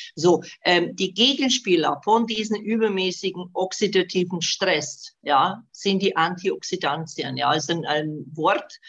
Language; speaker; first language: German; non-native, fluent; Bosnian